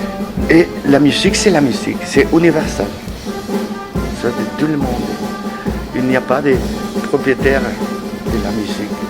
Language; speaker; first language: French; non-native, learner; Spanish